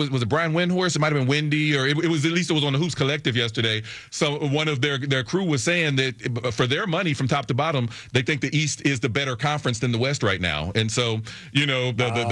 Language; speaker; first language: English; native; English